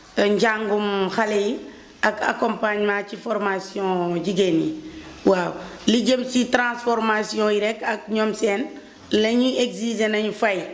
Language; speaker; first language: Wolof; non-native, local second language; Fula